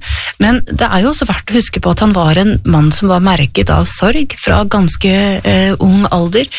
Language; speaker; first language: Norwegian; native; Norwegian